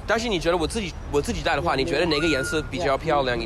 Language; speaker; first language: Chinese; non-native, fluent; English